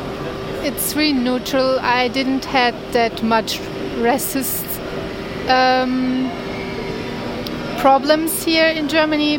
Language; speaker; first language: English; non-native, learner; Turkish